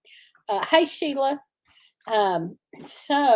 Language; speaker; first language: English; native; English